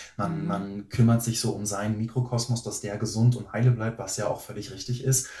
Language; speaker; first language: German; native; German